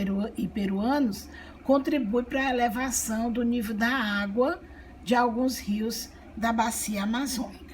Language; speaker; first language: Portuguese; native; Portuguese